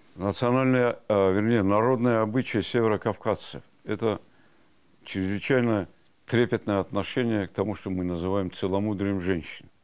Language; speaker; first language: Russian; non-native, local second language; Avaric